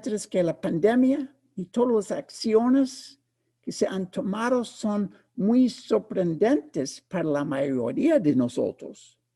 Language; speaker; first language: Spanish; non-native, fluent; English